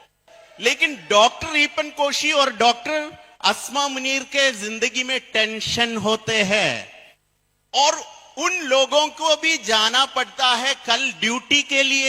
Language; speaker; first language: Hindi; non-native, fluent; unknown